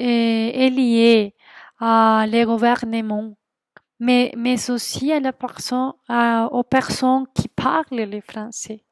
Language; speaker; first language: French; non-native, fluent; Spanish